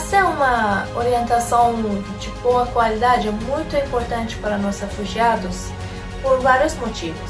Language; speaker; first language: Portuguese; non-native, fluent; Persian